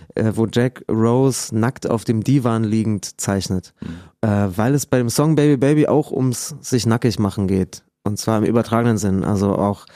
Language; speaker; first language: German; native; German